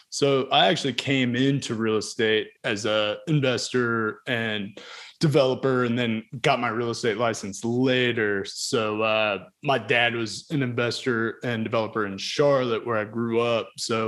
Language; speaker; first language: English; native; English